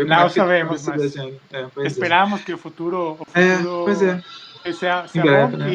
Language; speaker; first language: Portuguese; non-native, fluent; Spanish